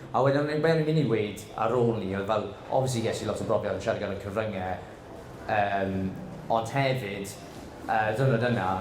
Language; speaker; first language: Welsh; non-native, fluent; English